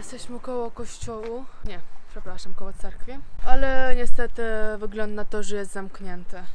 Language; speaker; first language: Polish; non-native, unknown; Uzbek